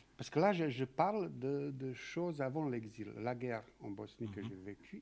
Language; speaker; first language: French; non-native, fluent; Serbian